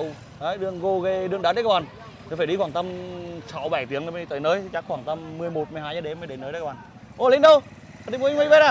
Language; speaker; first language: Vietnamese; native; Vietnamese